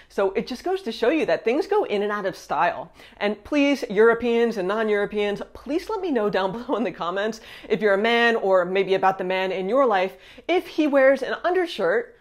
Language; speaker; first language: English; native; English